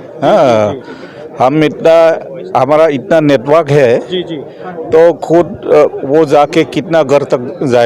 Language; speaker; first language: Hindi; non-native, local second language; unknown